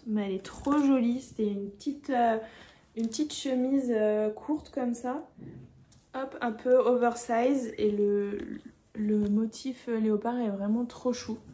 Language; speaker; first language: French; native; French